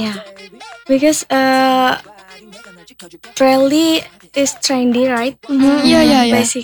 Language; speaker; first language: English; non-native, learner; Indonesian